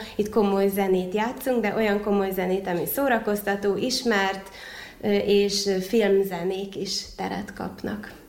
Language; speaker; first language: Hungarian; native; Hungarian